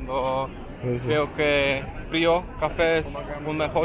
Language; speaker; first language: Spanish; non-native, learner; Polish